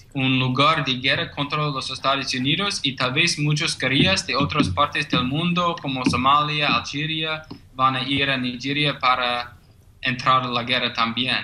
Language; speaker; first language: Spanish; non-native, learner; English